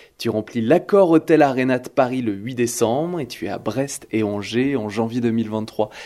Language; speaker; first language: French; native; French